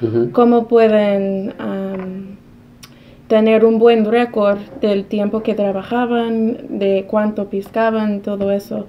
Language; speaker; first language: Spanish; non-native, fluent; English